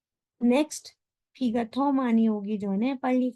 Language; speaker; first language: Korean; non-native, fluent; Hindi